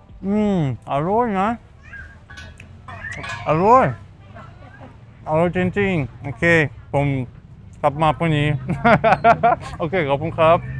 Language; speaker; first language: Thai; non-native, learner; Russian